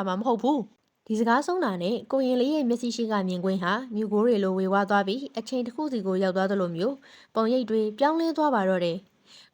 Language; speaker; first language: Burmese; native; Burmese